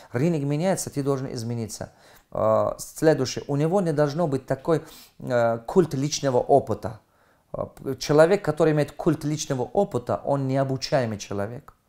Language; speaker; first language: Russian; non-native, fluent; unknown